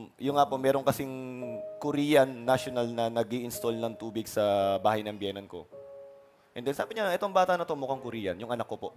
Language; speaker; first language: Filipino; native; Filipino